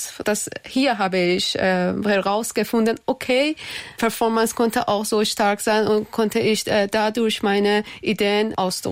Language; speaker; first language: German; non-native, learner; Persian